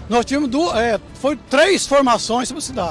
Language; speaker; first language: Portuguese; native; Portuguese